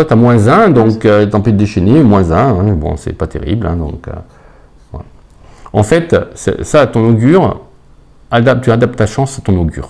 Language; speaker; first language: French; native; French